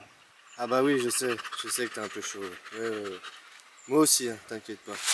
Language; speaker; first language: French; native; French